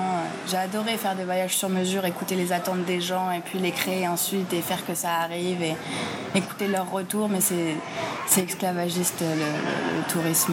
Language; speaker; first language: French; native; French